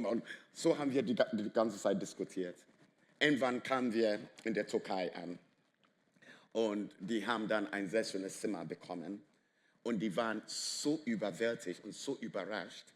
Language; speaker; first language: German; non-native, fluent; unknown